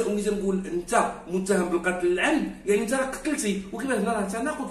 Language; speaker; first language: Arabic; native; Arabic